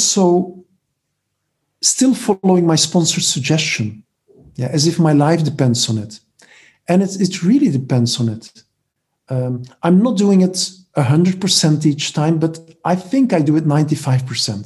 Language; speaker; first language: English; non-native, fluent; Dutch